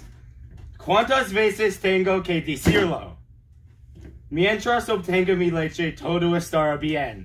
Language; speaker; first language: Spanish; non-native, learner; English